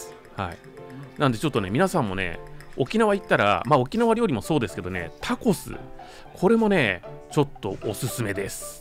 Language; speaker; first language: Japanese; native; Japanese